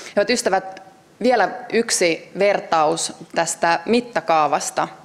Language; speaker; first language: Finnish; native; Finnish